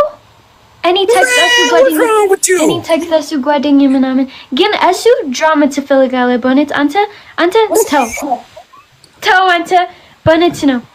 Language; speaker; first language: Amharic; early bilingual, heritage; English